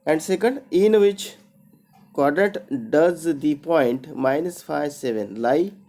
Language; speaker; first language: English; non-native, local second language; Marathi